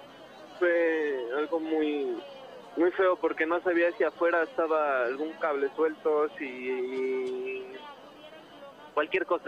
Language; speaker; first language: Spanish; native; Spanish